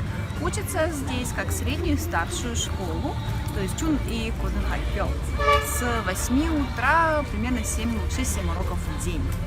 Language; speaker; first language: Russian; native; Russian